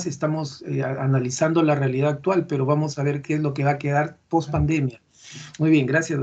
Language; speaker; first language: Spanish; native; Spanish